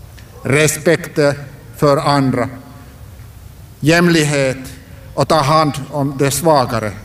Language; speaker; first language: Swedish; non-native, local second language; Finnish